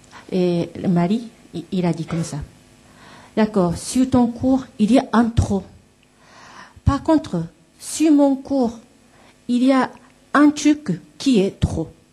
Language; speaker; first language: French; non-native, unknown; Japanese